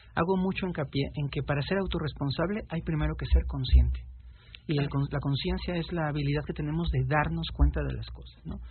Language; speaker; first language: Spanish; native; Spanish